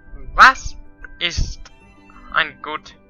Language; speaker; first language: German; non-native, learner; English